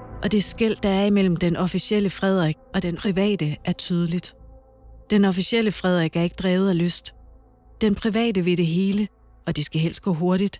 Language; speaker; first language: Danish; native; Danish